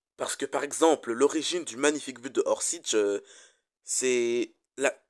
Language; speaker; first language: French; native; French